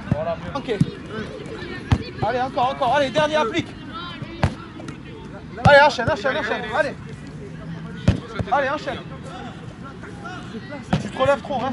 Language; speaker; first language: French; native; French